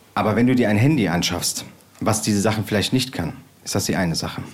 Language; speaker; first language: German; native; German